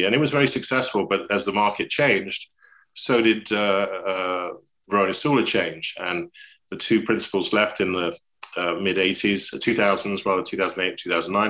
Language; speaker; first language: English; native; English